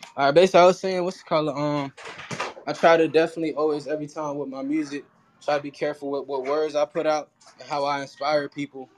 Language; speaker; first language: English; early bilingual, other home language; Haitian Creole